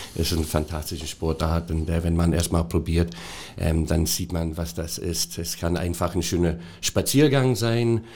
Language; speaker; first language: German; non-native, fluent; English